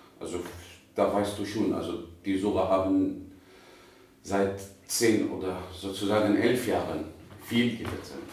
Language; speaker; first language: German; non-native, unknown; Arabic